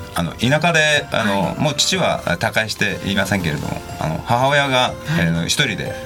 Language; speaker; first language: Japanese; native; Japanese